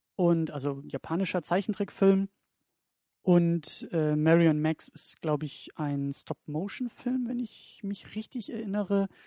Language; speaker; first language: German; native; German